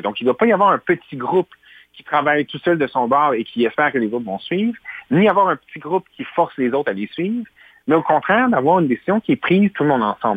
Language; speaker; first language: French; native; French